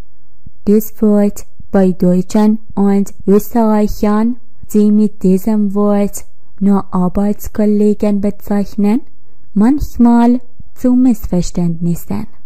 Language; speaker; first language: German; non-native, fluent; Persian